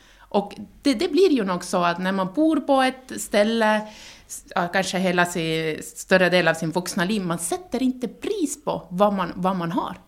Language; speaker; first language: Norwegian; non-native, fluent; Estonian